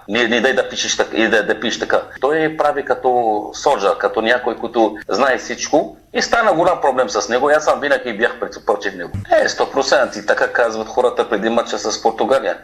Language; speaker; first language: Bulgarian; non-native, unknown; Arabic